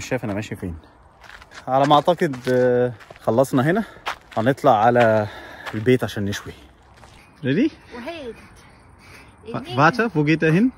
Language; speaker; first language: German; non-native, learner; Arabic